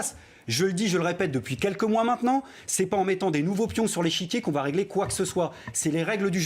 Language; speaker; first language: French; native; French